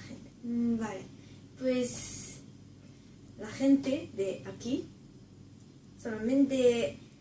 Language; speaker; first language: Spanish; non-native, learner; Japanese